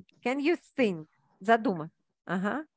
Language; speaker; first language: English; non-native, fluent; Ukrainian